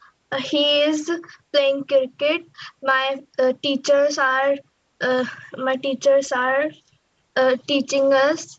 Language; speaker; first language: English; non-native, learner; Hindi